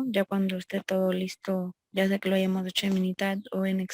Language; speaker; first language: Spanish; native; Spanish